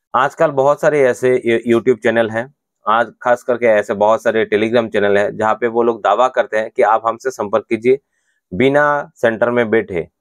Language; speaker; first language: Hindi; non-native, local second language; Bangla